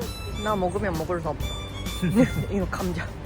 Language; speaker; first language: Korean; non-native, learner; Japanese